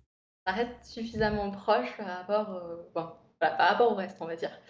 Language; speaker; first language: French; native; French